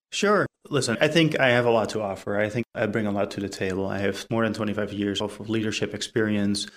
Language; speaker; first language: English; non-native, fluent; Dutch